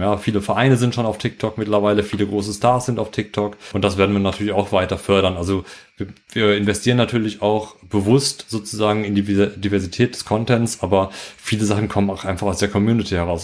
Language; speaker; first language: German; native; German